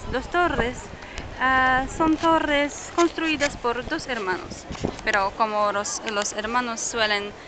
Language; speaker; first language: Spanish; non-native, fluent; Polish